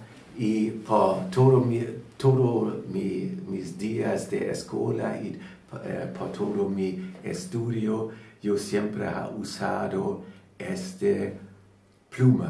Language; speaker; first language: Spanish; non-native, learner; German